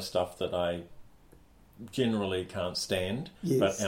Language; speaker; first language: English; native; English